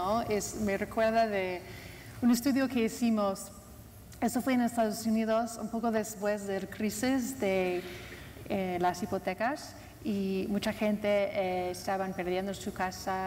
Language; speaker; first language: Spanish; non-native, fluent; English